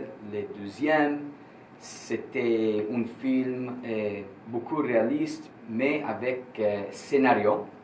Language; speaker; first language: French; non-native, learner; Italian